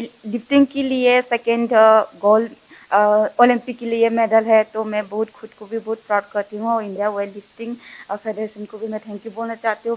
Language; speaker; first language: Hindi; non-native, local second language; Manipuri